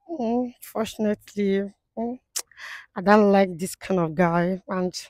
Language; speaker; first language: English; non-native, local second language; Igbo